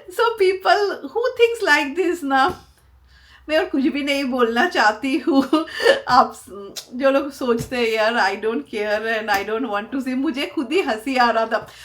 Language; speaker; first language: Hindi; non-native, local second language; Bangla